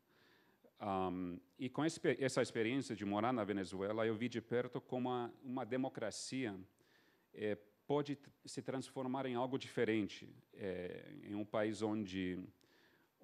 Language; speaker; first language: Portuguese; non-native, fluent; English